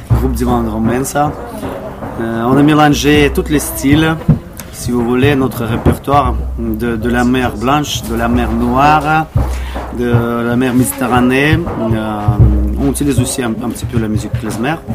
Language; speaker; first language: French; non-native, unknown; Russian